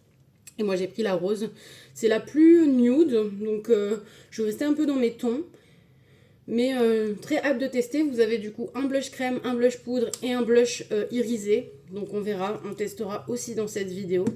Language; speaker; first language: French; native; French